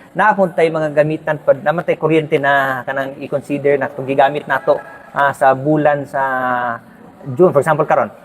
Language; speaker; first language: Cebuano; native; Cebuano